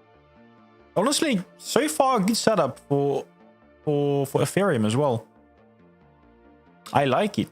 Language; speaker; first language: English; non-native, fluent; Dutch